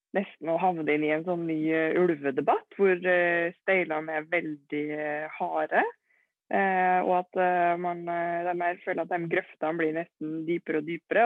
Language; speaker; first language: Norwegian; native; Norwegian